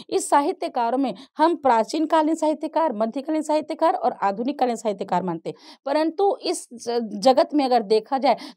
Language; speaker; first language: Hindi; native; Hindi